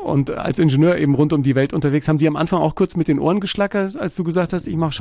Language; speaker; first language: German; native; German